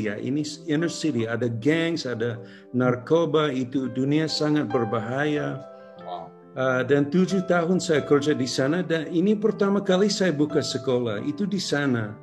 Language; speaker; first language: Indonesian; non-native, local second language; English